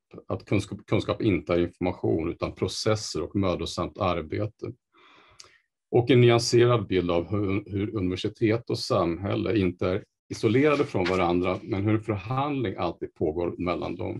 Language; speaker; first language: Swedish; native; Swedish